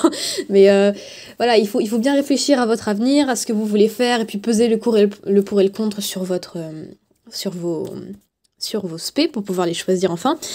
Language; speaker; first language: French; native; French